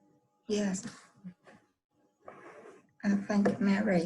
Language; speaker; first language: English; non-native, learner; Vietnamese